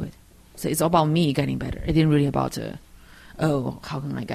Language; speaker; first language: English; non-native, fluent; Chinese